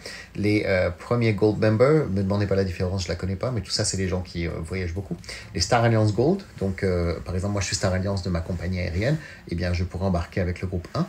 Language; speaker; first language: French; native; French